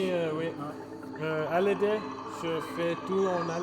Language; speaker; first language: French; non-native, local second language; German